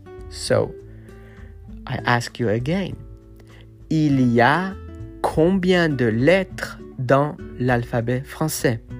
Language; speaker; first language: French; non-native, fluent; Persian